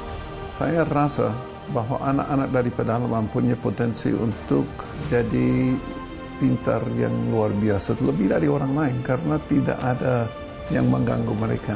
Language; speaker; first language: Indonesian; non-native, fluent; English